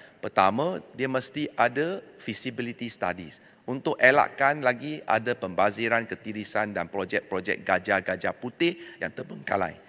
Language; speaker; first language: Malay; non-native, local second language; Chinese